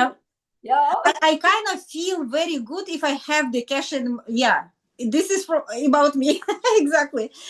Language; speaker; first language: English; non-native, learner; Russian